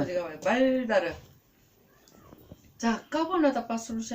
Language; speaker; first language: Russian; non-native, learner; Korean